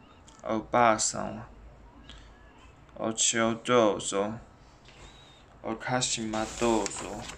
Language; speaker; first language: Japanese; non-native, learner; Chinese